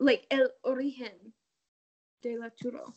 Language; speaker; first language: Spanish; non-native, learner; English